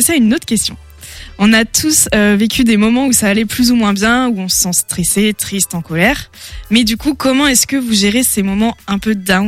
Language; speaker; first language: French; native; French